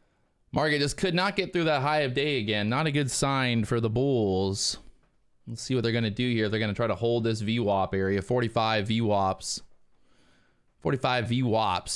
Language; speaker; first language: English; native; English